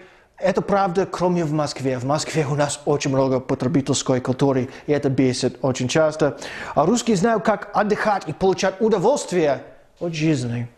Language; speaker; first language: Russian; non-native, fluent; English